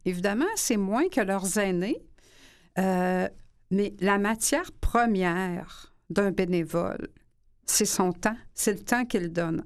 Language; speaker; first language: French; native; French